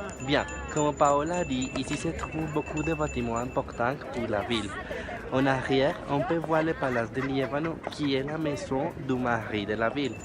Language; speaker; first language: French; non-native, learner; Spanish